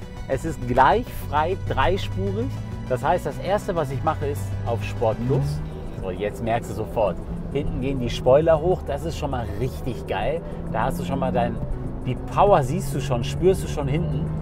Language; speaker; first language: German; native; German